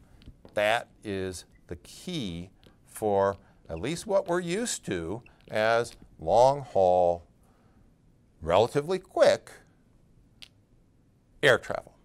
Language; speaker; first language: English; native; English